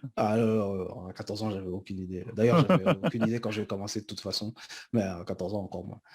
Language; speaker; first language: French; early bilingual, other home language; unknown